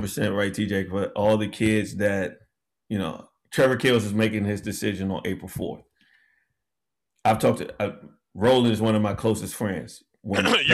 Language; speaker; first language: English; native; English